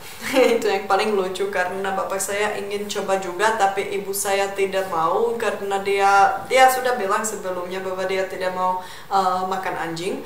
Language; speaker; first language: Indonesian; non-native, fluent; Czech